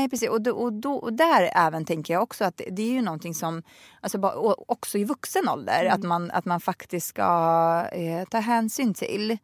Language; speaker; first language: Swedish; early bilingual, other home language; Russian